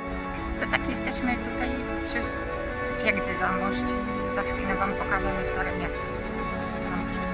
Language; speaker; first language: Polish; native; Polish